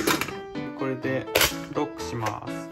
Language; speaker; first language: Japanese; native; Japanese